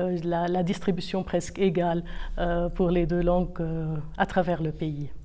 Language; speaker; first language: French; non-native, local second language; Arabic